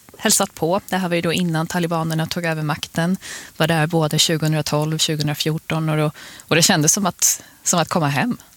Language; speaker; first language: Swedish; early bilingual, other home language; Persian